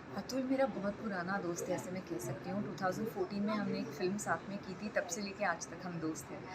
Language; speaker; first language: Hindi; non-native, local second language; Marathi